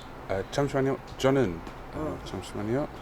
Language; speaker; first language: Korean; non-native, learner; English